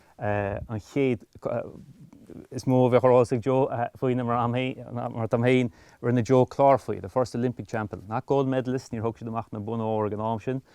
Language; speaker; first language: Irish; native; Irish